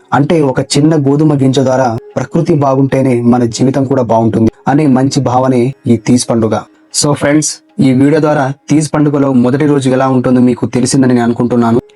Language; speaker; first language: Telugu; non-native, local second language; Lambadi